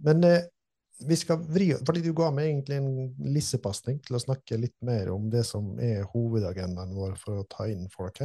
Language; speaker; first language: Norwegian; native; Norwegian